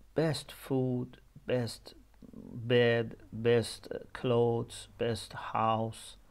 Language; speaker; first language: English; non-native, fluent; Persian